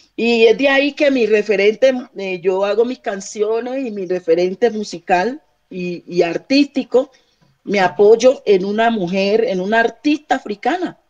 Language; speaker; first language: Spanish; native; Spanish